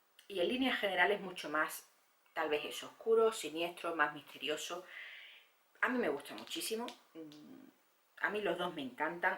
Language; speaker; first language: Spanish; native; Spanish